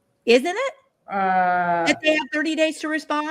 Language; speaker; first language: English; native; English